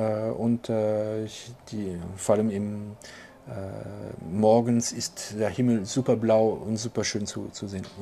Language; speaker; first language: German; non-native, local second language; French